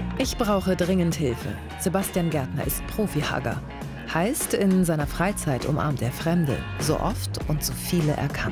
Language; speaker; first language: German; early bilingual, other home language; Greek